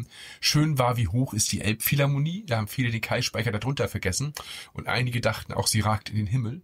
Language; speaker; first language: German; native; German